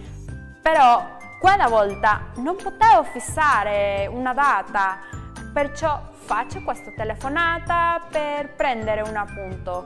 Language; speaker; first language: Italian; non-native, learner; Spanish